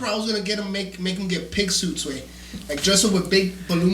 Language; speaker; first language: English; early bilingual, other home language; Spanish